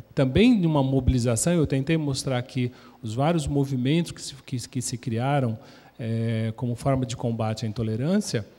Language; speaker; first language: Portuguese; native; Portuguese